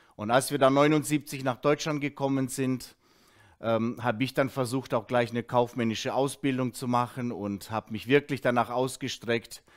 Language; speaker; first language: German; early bilingual, heritage; Russian